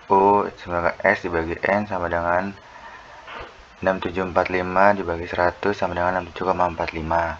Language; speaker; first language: Indonesian; native; Indonesian